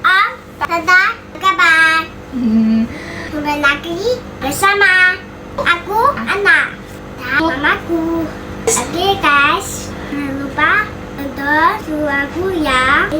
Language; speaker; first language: Indonesian; early bilingual, heritage; Indonesian